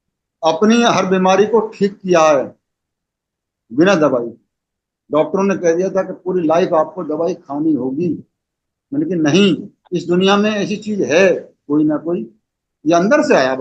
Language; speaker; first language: Hindi; native; Hindi